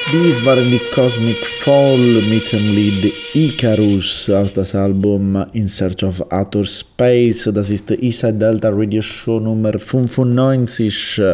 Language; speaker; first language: German; non-native, learner; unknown